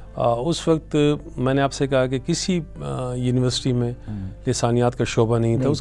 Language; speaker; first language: Urdu; non-native, local second language; Pashto